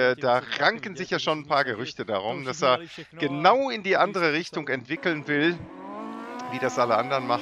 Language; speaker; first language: German; native; German